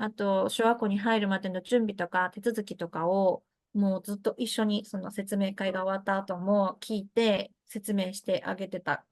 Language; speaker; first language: Japanese; early bilingual, other home language; Chinese